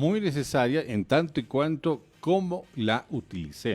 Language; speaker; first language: Spanish; native; Spanish